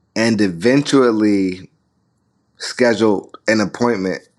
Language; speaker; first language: English; native; English